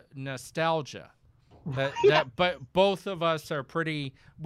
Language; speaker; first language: English; native; English